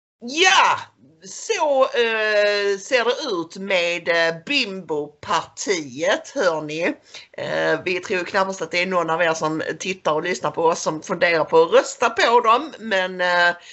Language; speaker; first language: Swedish; native; Swedish